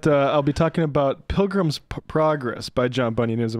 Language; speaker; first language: English; native; English